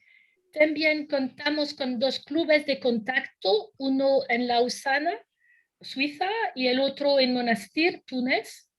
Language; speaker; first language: Spanish; non-native, fluent; French